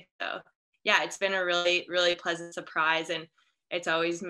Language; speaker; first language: English; native; English